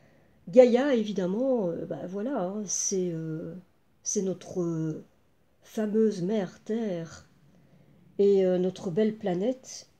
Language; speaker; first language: French; native; French